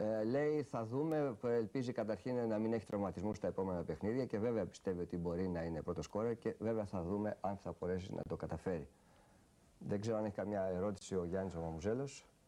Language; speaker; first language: Greek; native; Greek